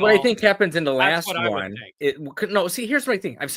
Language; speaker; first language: English; native; English